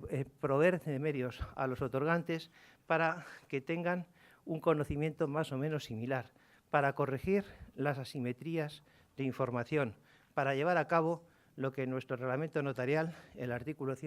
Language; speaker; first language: Spanish; native; Spanish